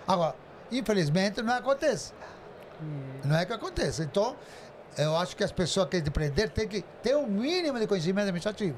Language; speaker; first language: Portuguese; non-native, fluent; Spanish